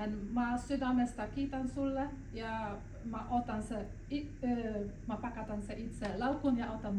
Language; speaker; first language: Finnish; non-native, fluent; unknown